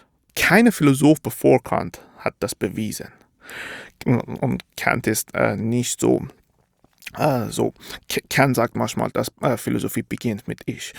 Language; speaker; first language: German; non-native, fluent; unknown